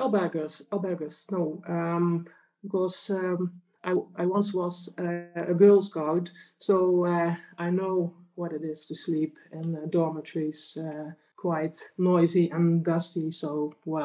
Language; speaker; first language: English; non-native, fluent; Dutch